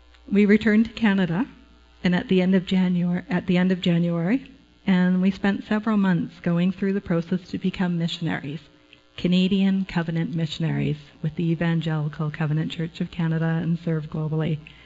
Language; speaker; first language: English; native; English